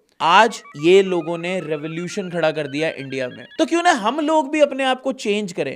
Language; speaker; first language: Hindi; native; Hindi